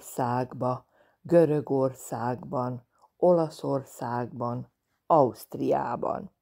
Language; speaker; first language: Hungarian; non-native, fluent; Serbian